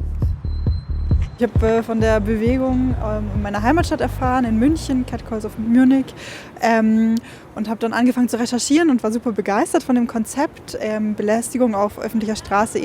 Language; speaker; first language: German; native; German